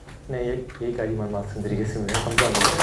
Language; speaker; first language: Korean; non-native, learner; Hindi